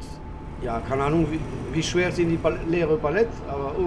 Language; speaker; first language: German; non-native, learner; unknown